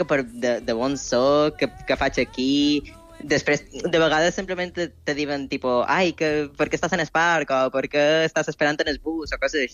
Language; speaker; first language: Catalan; native; Catalan